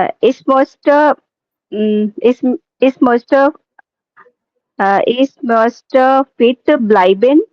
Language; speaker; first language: German; non-native, learner; Hindi